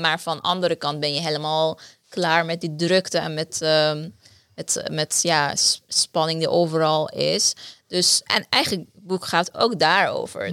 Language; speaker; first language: Dutch; non-native, fluent; Persian